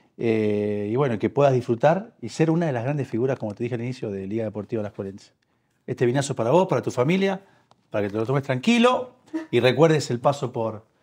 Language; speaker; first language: Spanish; native; Spanish